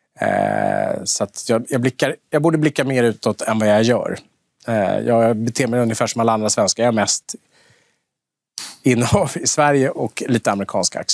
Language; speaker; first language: Swedish; native; Swedish